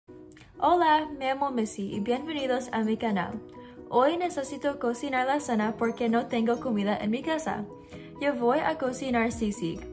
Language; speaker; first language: Spanish; non-native, learner; English